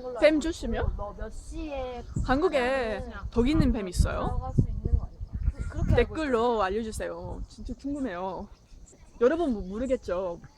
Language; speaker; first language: Korean; non-native, learner; English